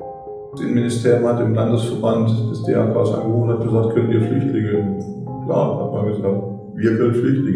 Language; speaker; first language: German; native; German